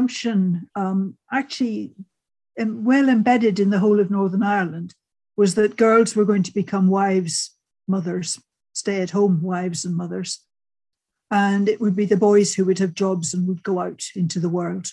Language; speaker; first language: English; native; English